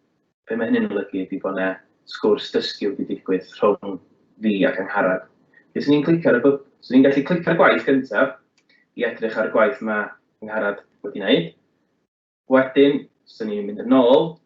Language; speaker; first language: Welsh; native; Welsh